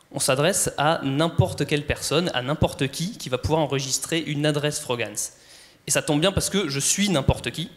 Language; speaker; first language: French; native; French